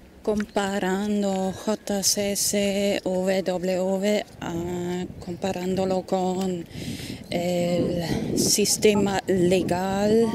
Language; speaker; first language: Spanish; non-native, fluent; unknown